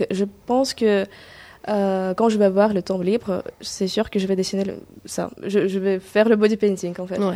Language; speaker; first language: French; non-native, fluent; Kazakh